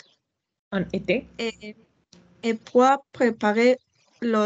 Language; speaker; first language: French; non-native, learner; Spanish